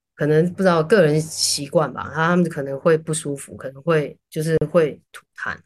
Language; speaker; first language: Chinese; native; Chinese